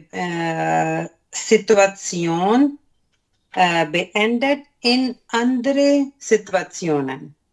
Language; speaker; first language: German; non-native, learner; Urdu